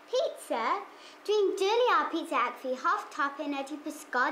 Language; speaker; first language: Welsh; non-native, learner; English